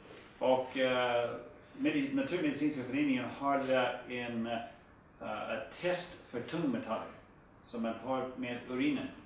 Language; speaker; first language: Swedish; non-native, fluent; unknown